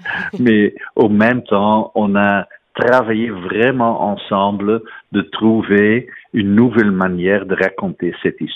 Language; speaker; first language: French; non-native, fluent; Dutch